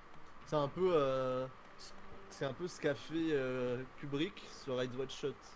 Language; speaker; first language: French; native; French